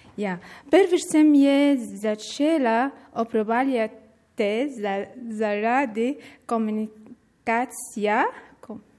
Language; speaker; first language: Slovenian; non-native, learner; Arabic